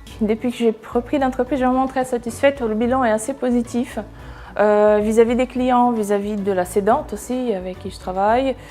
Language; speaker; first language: French; non-native, fluent; Portuguese